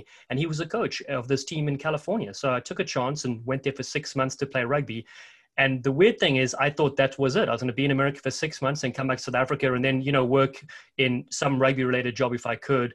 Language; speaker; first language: English; native; English